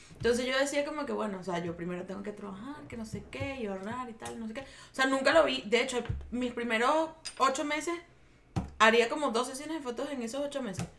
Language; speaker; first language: Spanish; native; Spanish